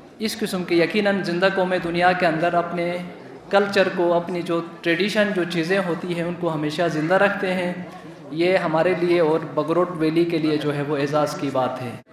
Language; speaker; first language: Urdu; non-native, local second language; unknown